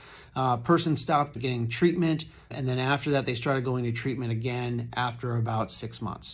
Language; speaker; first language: English; native; English